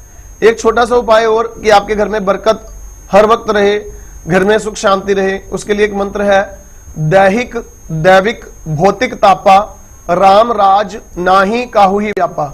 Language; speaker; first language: Hindi; native; Hindi